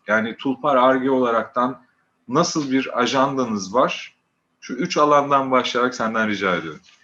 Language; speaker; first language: Turkish; native; Turkish